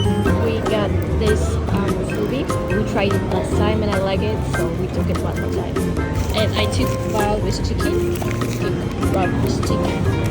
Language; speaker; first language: English; non-native, learner; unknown